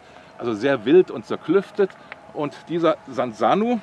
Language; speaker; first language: German; native; German